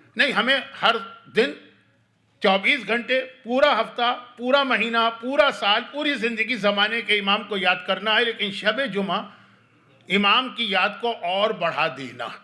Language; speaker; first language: Urdu; native; Urdu